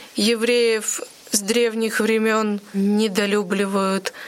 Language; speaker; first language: Russian; native; Russian